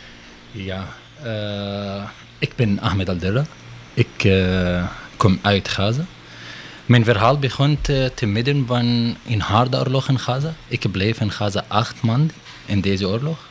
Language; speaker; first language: Dutch; non-native, learner; Arabic